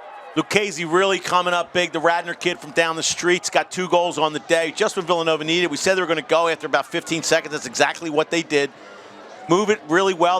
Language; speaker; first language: English; native; English